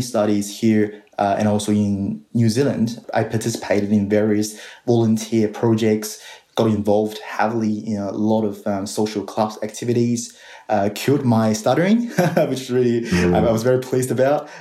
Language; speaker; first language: English; non-native, fluent; Chinese